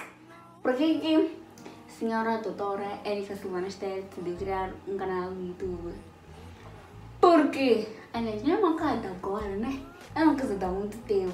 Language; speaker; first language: Portuguese; early bilingual, heritage; Portuguese